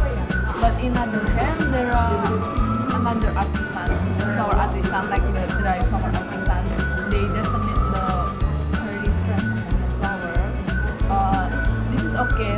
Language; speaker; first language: English; non-native, learner; Indonesian